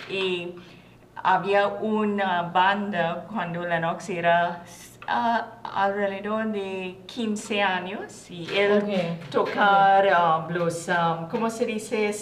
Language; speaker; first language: Spanish; non-native, learner; English